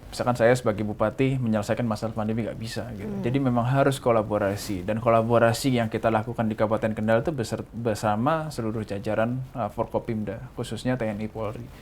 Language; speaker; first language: Indonesian; native; Indonesian